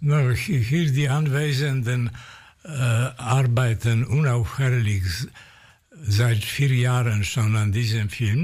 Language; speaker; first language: German; non-native, fluent; Polish